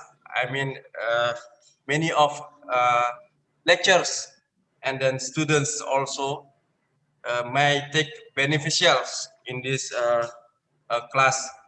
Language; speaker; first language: English; non-native, learner; Indonesian